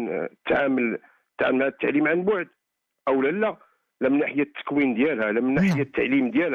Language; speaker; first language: Arabic; native; Arabic